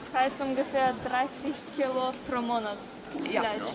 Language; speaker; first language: German; non-native, learner; Russian